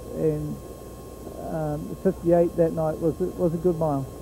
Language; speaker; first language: English; native; English